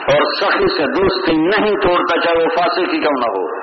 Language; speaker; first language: Urdu; non-native, local second language; Punjabi